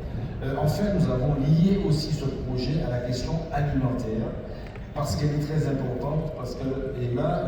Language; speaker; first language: French; native; French